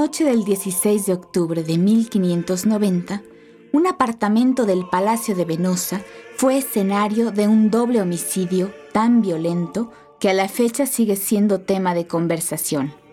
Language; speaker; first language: Spanish; native; Spanish